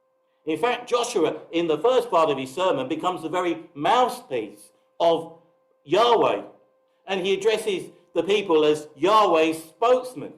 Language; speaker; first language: English; native; English